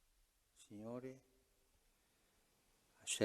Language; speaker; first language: Italian; non-native, fluent; Spanish